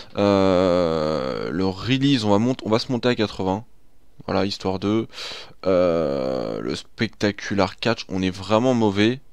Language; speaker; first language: French; native; French